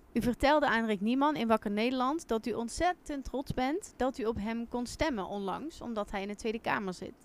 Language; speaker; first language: Dutch; native; Dutch